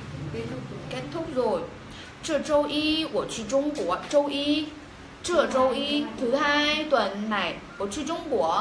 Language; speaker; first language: Chinese; non-native, fluent; Vietnamese